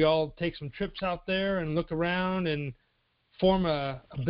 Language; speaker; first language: English; native; English